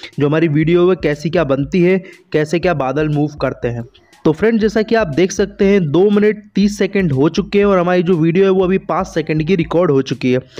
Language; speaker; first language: Hindi; native; Hindi